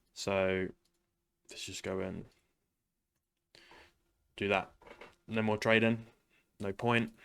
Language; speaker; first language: English; native; English